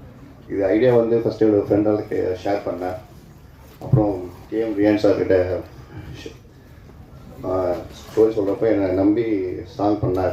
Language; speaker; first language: Tamil; native; Tamil